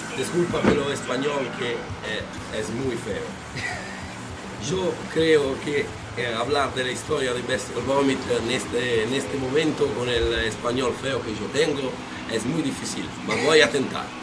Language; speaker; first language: Spanish; non-native, learner; Italian